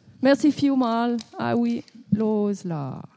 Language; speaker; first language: French; native; French